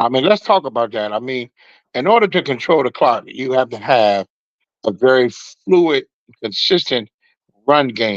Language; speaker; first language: English; native; English